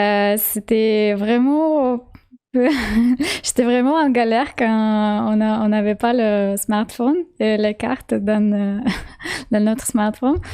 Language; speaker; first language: French; non-native, learner; Russian